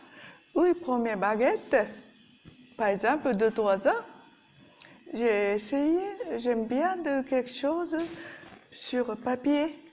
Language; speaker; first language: French; non-native, learner; Japanese